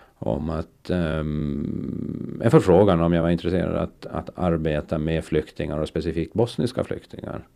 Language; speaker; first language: Swedish; native; Swedish